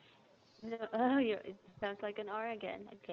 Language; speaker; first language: English; non-native, fluent; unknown